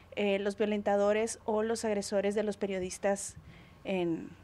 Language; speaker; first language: Spanish; native; Spanish